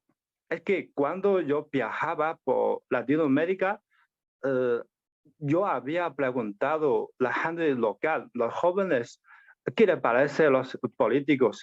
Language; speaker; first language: Spanish; non-native, learner; Chinese